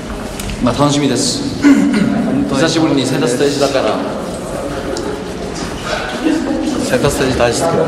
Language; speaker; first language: Japanese; non-native, fluent; Korean